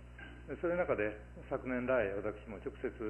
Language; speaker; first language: Japanese; native; Japanese